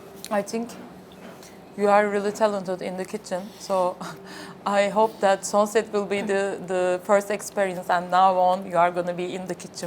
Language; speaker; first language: English; non-native, fluent; Turkish